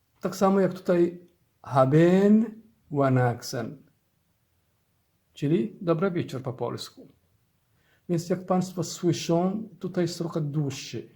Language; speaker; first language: Polish; non-native, learner; Somali